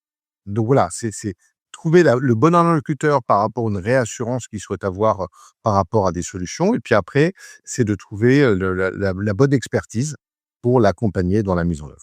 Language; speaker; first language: French; native; French